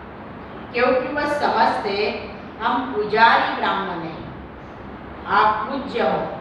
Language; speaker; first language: Hindi; non-native, local second language; Marathi